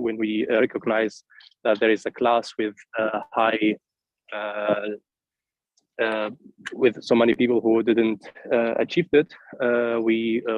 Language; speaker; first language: English; non-native, fluent; Arabic